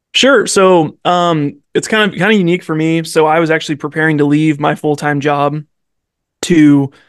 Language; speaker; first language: English; native; English